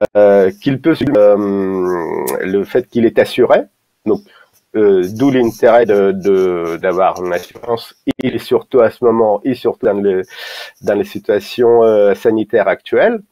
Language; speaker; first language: French; non-native, fluent; Russian